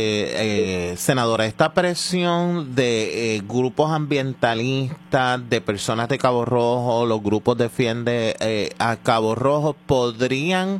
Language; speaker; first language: Spanish; native; Spanish